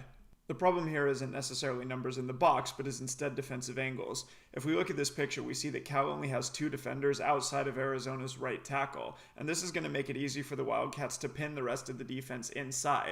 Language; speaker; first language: English; native; English